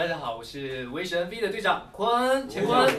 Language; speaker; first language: Chinese; native; Chinese